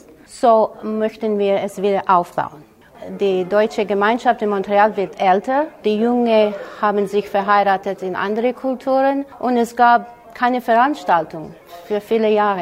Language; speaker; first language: German; early bilingual, heritage; German